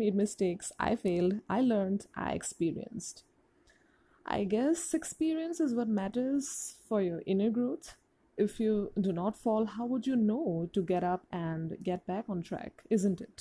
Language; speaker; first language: English; non-native, local second language; Assamese